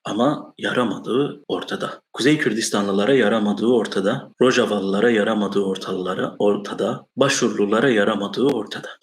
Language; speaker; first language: Turkish; non-native, local second language; Kurdish